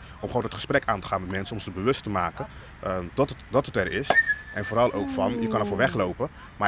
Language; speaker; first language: Dutch; native; Dutch